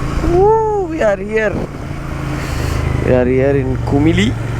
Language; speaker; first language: English; non-native, local second language; Tamil